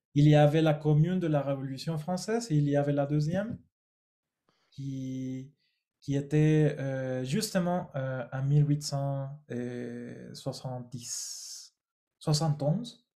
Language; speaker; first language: French; non-native, fluent; Spanish